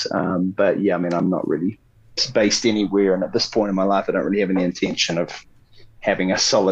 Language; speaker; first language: English; native; English